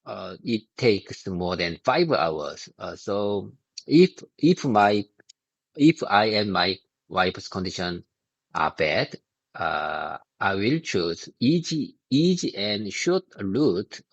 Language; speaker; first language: English; non-native, learner; Korean